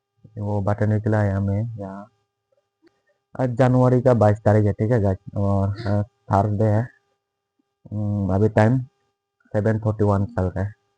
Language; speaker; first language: Hindi; non-native, local second language; Kok Borok